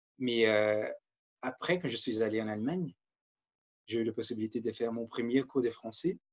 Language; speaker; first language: French; non-native, fluent; Portuguese